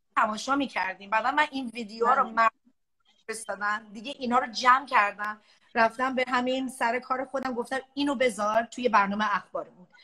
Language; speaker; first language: Persian; early bilingual, heritage; Persian